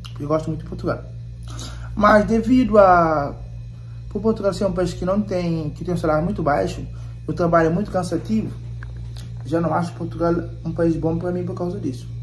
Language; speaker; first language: Portuguese; non-native, local second language; Kabuverdianu